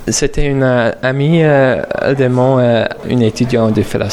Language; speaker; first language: French; non-native, learner; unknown